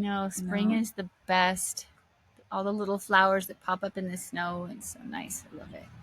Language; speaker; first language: English; native; English